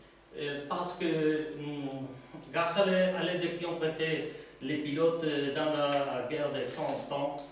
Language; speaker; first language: French; non-native, learner; Spanish